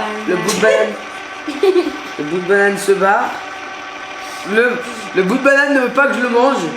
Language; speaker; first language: French; native; French